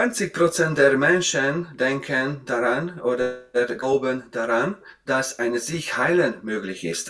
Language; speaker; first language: German; non-native, fluent; Hungarian